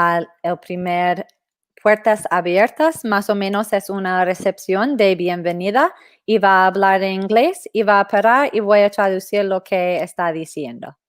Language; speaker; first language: Spanish; non-native, fluent; English